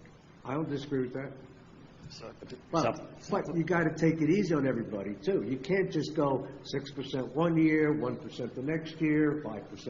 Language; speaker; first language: English; native; English